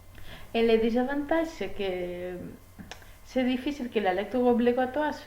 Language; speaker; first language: French; non-native, learner; Spanish